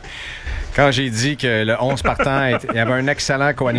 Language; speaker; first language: French; native; French